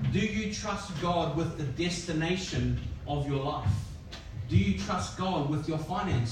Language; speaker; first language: English; native; English